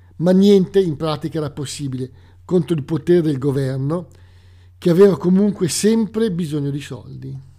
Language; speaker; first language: Italian; native; Italian